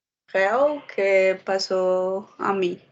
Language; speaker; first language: Portuguese; non-native, learner; Spanish